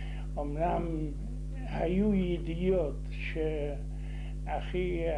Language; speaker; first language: Hebrew; non-native, fluent; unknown